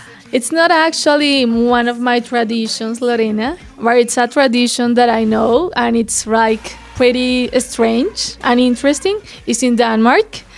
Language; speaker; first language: English; non-native, fluent; Spanish